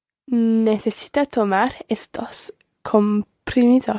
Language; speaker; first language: Spanish; non-native, learner; English